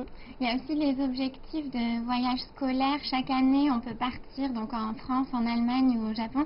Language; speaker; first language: French; native; French